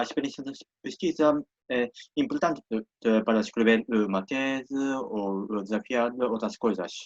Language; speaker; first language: Portuguese; non-native, learner; Japanese